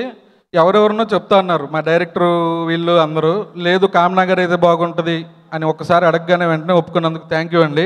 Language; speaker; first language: Telugu; native; Telugu